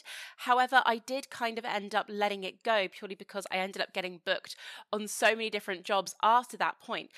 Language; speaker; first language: English; native; English